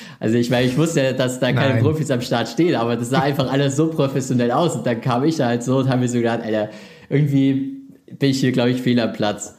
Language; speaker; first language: German; native; German